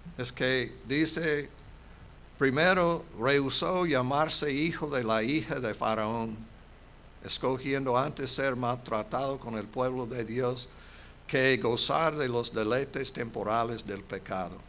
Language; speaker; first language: Spanish; non-native, fluent; English